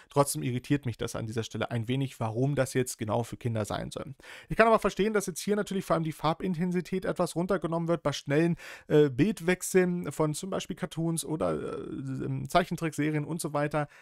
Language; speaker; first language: German; native; German